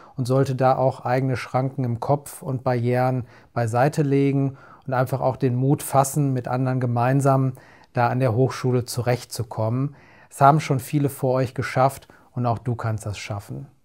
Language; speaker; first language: German; native; German